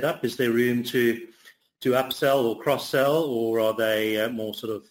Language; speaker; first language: English; native; English